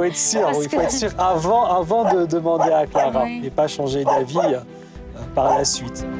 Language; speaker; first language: French; native; French